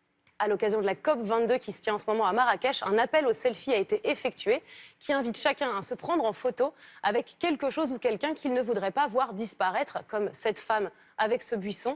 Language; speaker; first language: French; native; French